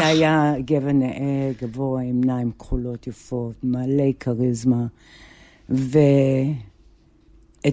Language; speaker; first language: Hebrew; non-native, fluent; English